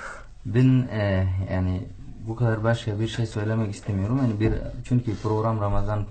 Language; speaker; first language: Turkish; non-native, fluent; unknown